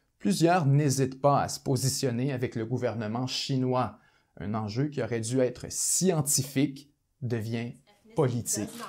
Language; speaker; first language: French; native; French